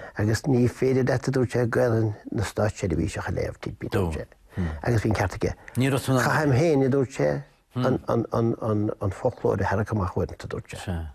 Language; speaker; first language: Irish; native; Irish